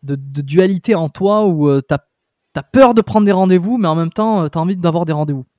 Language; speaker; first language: French; native; French